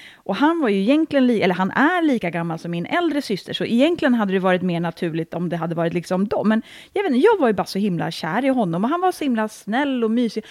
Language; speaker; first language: Swedish; native; Swedish